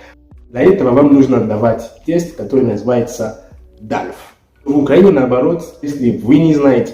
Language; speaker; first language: Russian; non-native, fluent; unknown